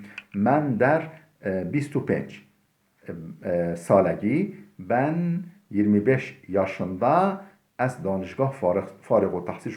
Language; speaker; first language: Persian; non-native, fluent; Turkish